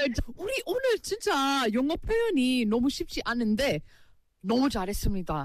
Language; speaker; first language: Korean; non-native, fluent; English